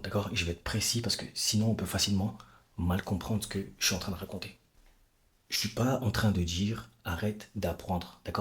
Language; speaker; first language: French; native; French